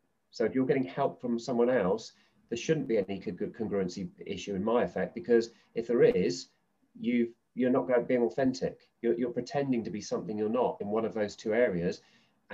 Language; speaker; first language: English; native; English